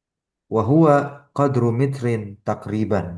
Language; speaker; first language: Arabic; non-native, fluent; Indonesian